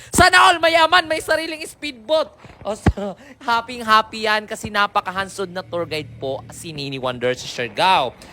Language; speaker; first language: Filipino; non-native, local second language; Surigaonon